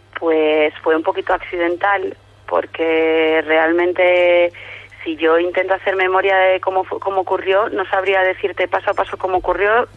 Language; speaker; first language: Spanish; native; Spanish